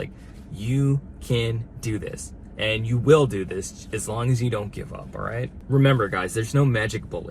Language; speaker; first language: English; native; English